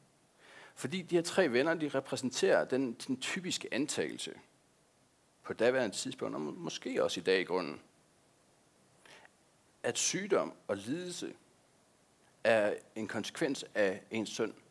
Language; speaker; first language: Danish; native; Danish